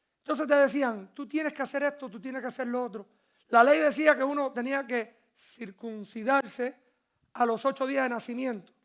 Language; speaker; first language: Spanish; early bilingual, heritage; Spanish